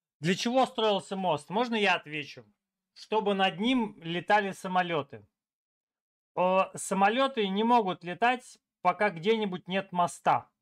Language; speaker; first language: Russian; native; Russian